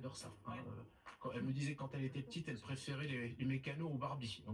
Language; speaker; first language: French; native; French